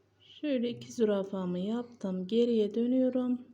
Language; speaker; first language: Turkish; native; Turkish